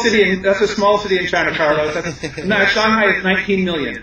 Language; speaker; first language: English; native; English